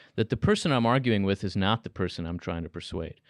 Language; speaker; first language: English; native; English